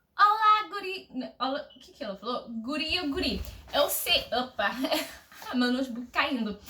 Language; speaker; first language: Portuguese; non-native, fluent; English